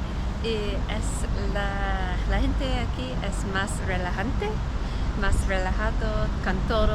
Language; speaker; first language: Spanish; non-native, learner; English